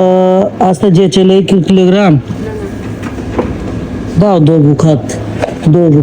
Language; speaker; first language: Romanian; non-native, learner; Bangla